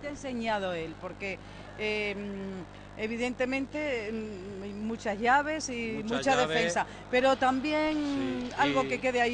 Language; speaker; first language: Spanish; native; Spanish